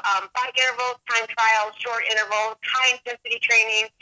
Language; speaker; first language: English; native; English